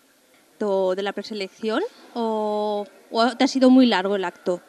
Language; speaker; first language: Spanish; native; Spanish